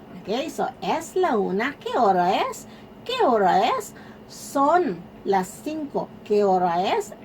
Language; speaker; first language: Spanish; non-native, fluent; Filipino